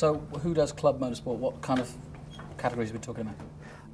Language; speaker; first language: English; native; English